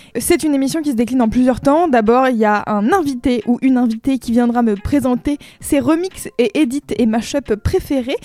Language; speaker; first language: French; native; French